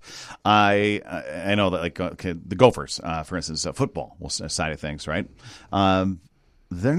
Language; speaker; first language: English; native; English